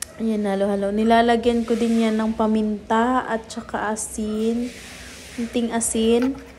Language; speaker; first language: Filipino; non-native, local second language; Cebuano